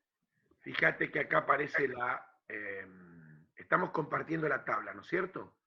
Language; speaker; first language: Spanish; native; Spanish